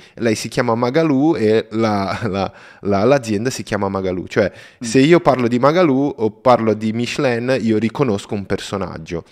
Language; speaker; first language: Italian; non-native, fluent; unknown